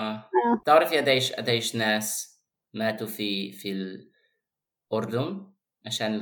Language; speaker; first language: Arabic; non-native, fluent; English